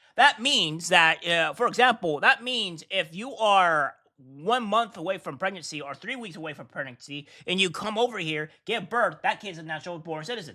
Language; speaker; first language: English; native; English